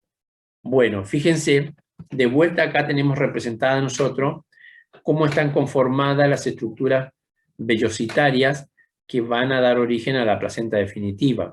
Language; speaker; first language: Spanish; native; Spanish